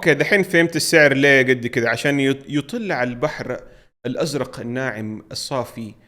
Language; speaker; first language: Arabic; native; Arabic